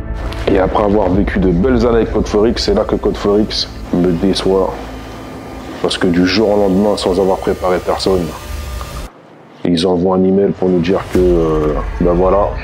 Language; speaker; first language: French; native; French